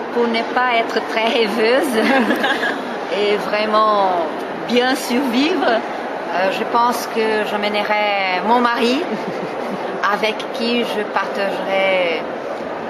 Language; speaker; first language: French; non-native, fluent; Portuguese